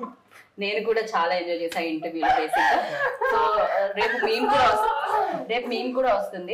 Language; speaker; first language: Telugu; native; Telugu